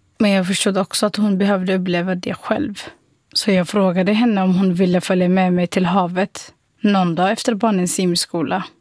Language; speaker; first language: Swedish; non-native, fluent; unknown